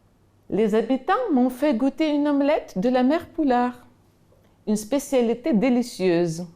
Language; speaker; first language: French; non-native, fluent; Ukrainian